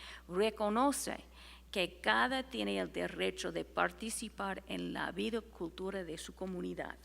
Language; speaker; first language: Spanish; non-native, fluent; English